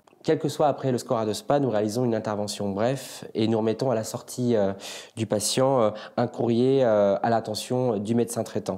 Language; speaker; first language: French; native; French